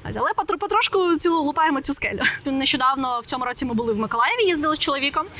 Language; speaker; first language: Ukrainian; non-native, local second language; Russian